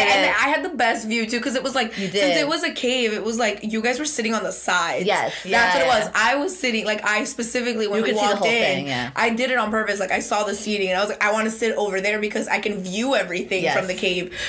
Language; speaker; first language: English; non-native, fluent; Spanish